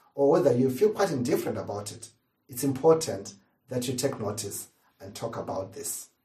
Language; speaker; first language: English; non-native, local second language; Shona